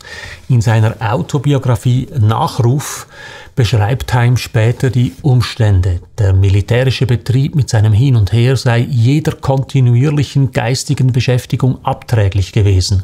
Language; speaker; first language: German; native; German